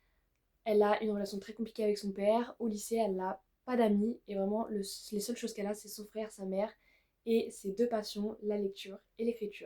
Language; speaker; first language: French; native; French